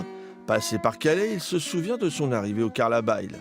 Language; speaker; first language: French; native; French